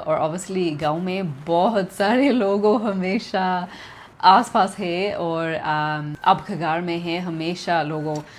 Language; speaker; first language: Hindi; non-native, learner; English